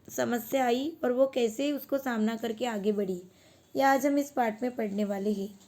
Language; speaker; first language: Hindi; non-native, local second language; Marathi